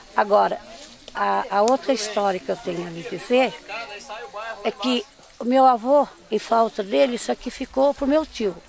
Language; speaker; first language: Portuguese; native; Portuguese